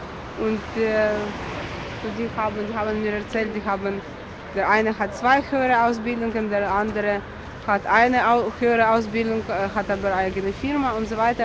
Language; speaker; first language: German; non-native, fluent; Ukrainian